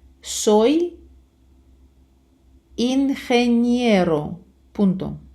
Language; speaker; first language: Spanish; non-native, fluent; Ukrainian